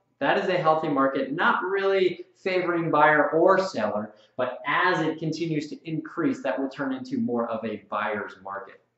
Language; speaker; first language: English; native; English